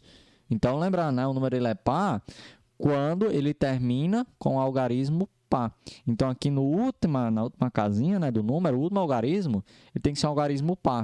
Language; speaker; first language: Portuguese; native; Portuguese